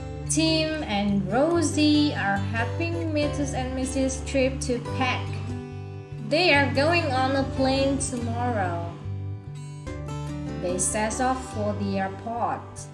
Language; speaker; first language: English; non-native, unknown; Vietnamese